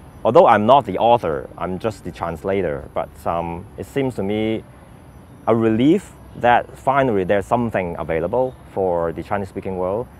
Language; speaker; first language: English; non-native, local second language; Cantonese